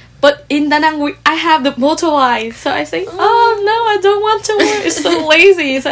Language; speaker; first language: English; non-native, learner; Vietnamese